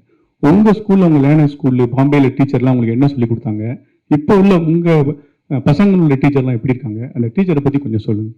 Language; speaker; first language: Tamil; native; Tamil